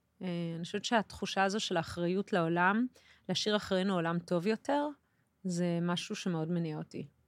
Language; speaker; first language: Hebrew; early bilingual, other home language; English